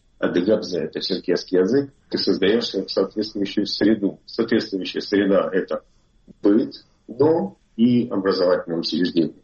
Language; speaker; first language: Russian; non-native, fluent; Adyghe